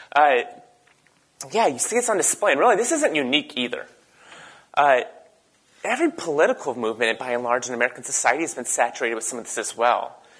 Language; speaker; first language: English; native; English